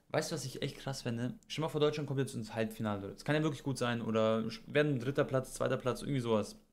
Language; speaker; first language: German; early bilingual, other home language; Croatian